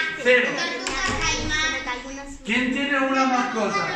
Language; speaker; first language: Spanish; native; Spanish